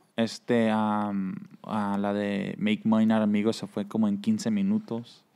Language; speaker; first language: Spanish; early bilingual, heritage; Spanish